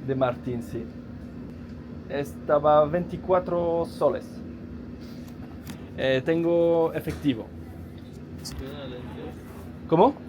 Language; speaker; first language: Spanish; non-native, learner; French